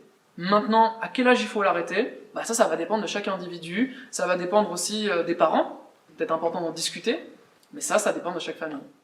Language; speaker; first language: French; native; French